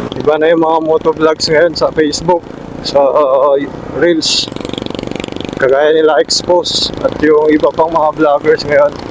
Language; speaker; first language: Filipino; non-native, local second language; Cebuano